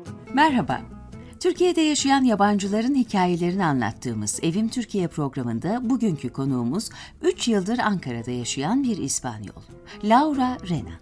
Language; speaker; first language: Turkish; native; Turkish